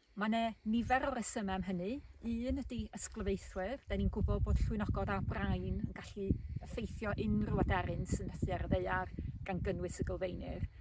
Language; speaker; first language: Welsh; native; Welsh